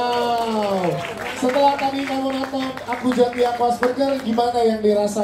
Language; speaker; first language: Indonesian; native; Indonesian